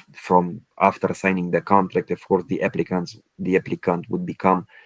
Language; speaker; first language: English; non-native, fluent; Romanian